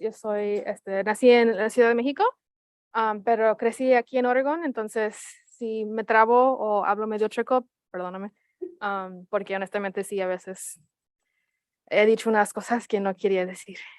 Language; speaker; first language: Spanish; early bilingual, heritage; Spanish